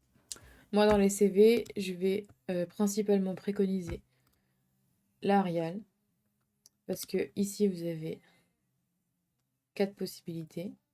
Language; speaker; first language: French; native; French